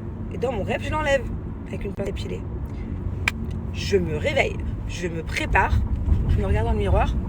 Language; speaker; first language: French; native; French